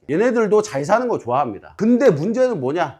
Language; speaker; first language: Korean; native; Korean